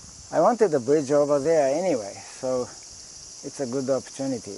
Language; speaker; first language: English; non-native, fluent; Japanese